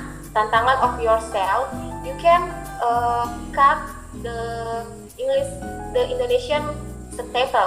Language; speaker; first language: English; non-native, learner; Indonesian